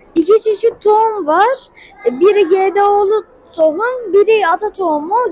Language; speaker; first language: Turkish; native; Turkish